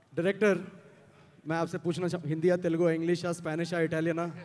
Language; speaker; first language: Hindi; non-native, local second language; Telugu